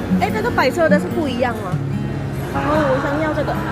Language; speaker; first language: Chinese; non-native, fluent; Filipino